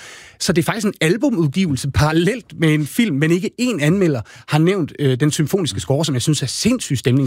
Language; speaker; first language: Danish; native; Danish